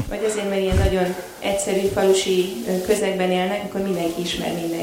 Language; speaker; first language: Hungarian; native; Hungarian